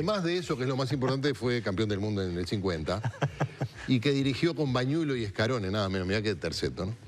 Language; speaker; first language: Spanish; native; Spanish